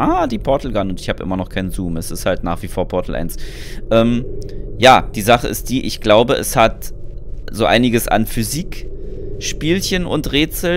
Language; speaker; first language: German; native; German